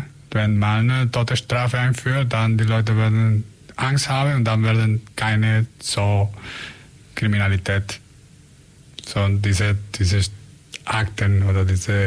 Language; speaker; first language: German; non-native, learner; Spanish